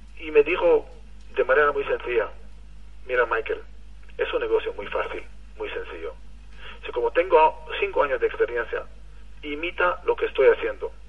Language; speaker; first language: Spanish; non-native, fluent; Hebrew